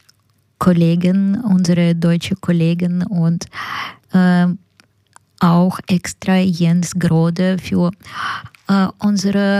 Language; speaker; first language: German; non-native, learner; Ukrainian